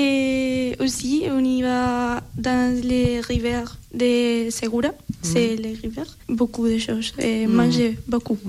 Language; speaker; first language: French; non-native, learner; Spanish